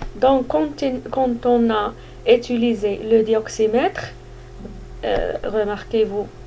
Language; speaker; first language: French; non-native, local second language; Arabic